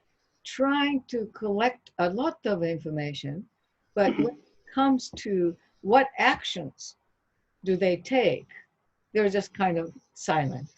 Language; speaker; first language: English; non-native, fluent; Japanese